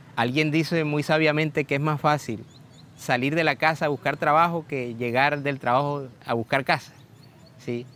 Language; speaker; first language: Spanish; native; Spanish